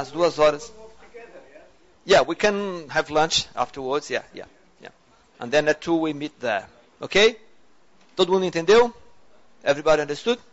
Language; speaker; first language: English; non-native, fluent; Portuguese